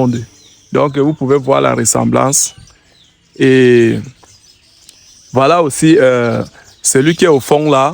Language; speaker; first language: French; native; French